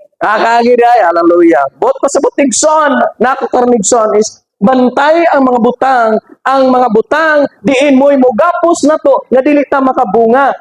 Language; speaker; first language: Cebuano; native; Cebuano